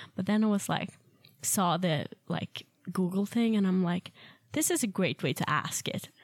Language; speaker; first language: English; non-native, fluent; Swedish